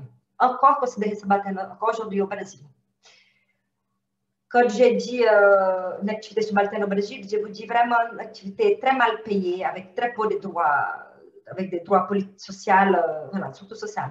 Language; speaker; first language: French; non-native, fluent; Portuguese